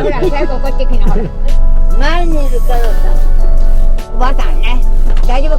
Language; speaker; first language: Japanese; native; Japanese